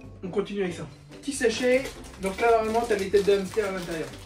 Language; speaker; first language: French; native; French